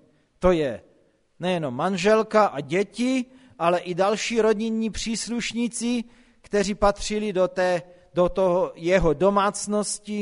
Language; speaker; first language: Czech; non-native, local second language; Polish